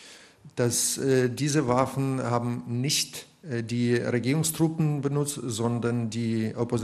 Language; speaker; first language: German; non-native, fluent; Russian